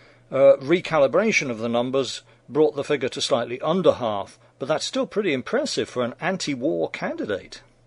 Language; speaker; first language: English; native; English